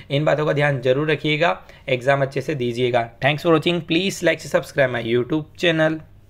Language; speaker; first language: Hindi; native; Hindi